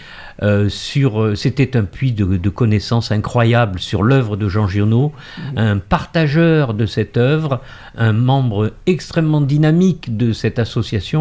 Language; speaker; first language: French; native; French